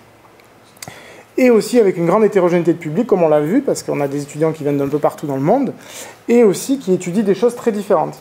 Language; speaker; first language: French; native; French